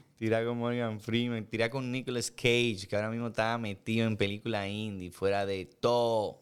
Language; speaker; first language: Spanish; native; Spanish